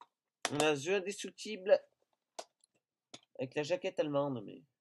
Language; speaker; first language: French; native; French